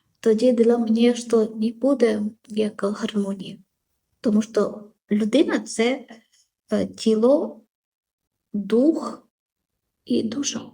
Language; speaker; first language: Ukrainian; non-native, learner; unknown